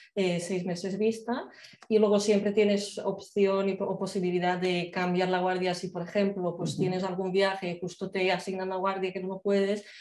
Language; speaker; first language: Spanish; non-native, fluent; Slovak